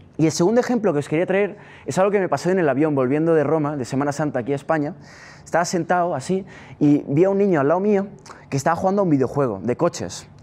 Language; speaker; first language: Spanish; non-native, fluent; Italian